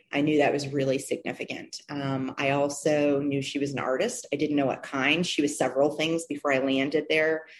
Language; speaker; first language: English; native; English